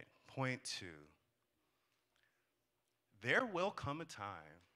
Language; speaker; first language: English; native; English